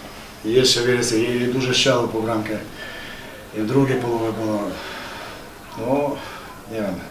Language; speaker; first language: Polish; non-native, learner; Ukrainian